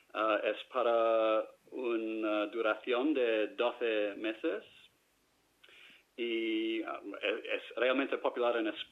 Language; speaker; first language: Spanish; non-native, fluent; English